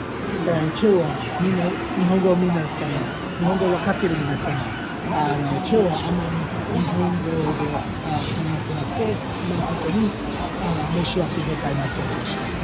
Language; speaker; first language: Japanese; non-native, learner; English